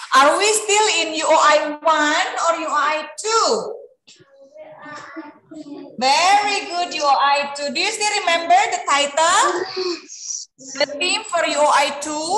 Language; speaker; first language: English; non-native, fluent; Indonesian